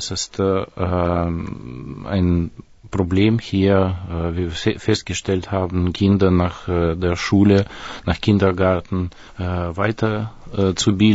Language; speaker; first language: German; non-native, fluent; Russian